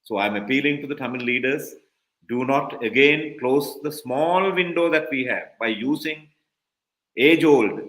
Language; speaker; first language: English; non-native, local second language; Tamil